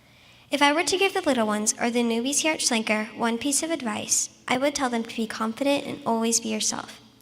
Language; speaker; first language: English; native; English